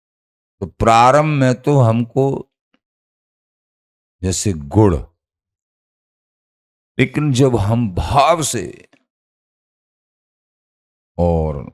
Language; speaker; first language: Hindi; native; Hindi